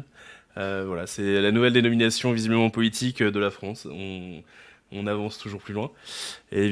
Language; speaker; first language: French; native; French